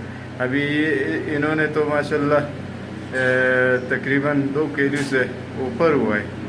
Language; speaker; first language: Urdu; non-native, local second language; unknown